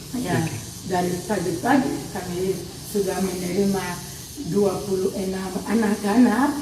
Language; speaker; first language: Indonesian; non-native, learner; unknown